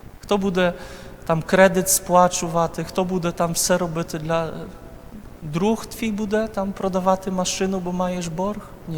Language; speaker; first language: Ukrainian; non-native, fluent; Polish